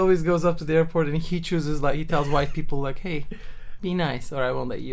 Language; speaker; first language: English; non-native, fluent; Turkish